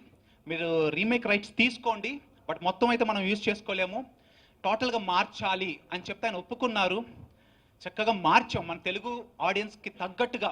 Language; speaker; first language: Telugu; native; Telugu